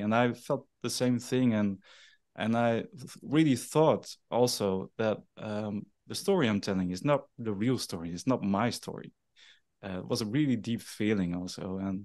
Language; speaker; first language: English; non-native, fluent; Dutch